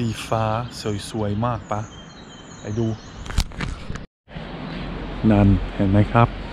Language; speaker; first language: Thai; non-native, learner; Swiss German